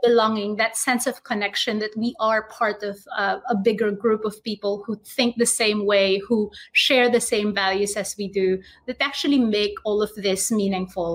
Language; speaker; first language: English; non-native, local second language; Filipino